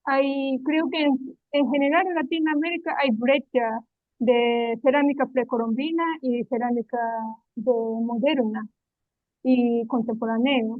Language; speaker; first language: Spanish; non-native, learner; Japanese